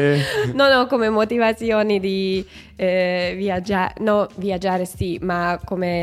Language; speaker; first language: Italian; non-native, learner; Hungarian